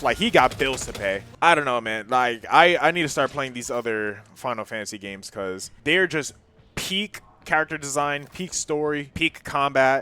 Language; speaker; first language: English; native; English